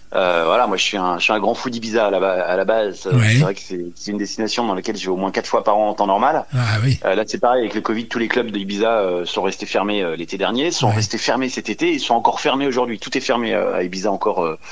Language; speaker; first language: French; native; French